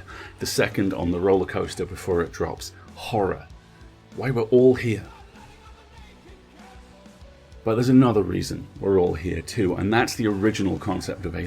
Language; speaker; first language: English; native; English